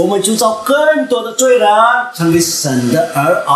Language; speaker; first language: Chinese; early bilingual, heritage; Chinese